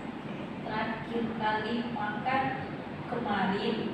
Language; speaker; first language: Indonesian; non-native, learner; Arabic